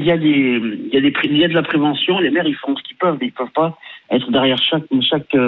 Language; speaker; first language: French; native; French